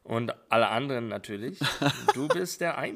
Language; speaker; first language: German; non-native, fluent; English